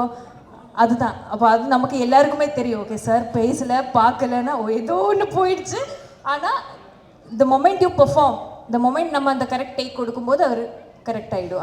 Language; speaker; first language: Tamil; non-native, fluent; Malayalam